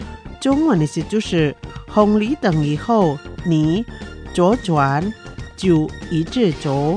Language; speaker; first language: Chinese; non-native, fluent; Indonesian